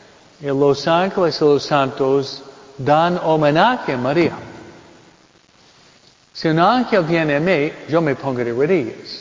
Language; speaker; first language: Spanish; non-native, fluent; English